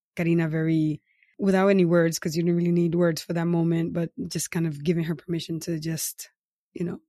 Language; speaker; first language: English; native; English